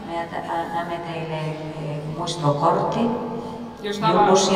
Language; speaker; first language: Finnish; non-native, fluent; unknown